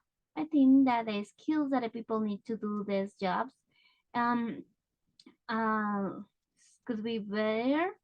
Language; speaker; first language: English; non-native, learner; Spanish